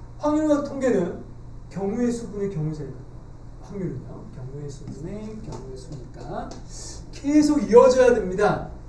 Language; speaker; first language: Korean; native; Korean